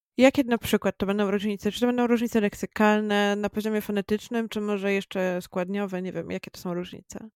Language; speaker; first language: Polish; native; Polish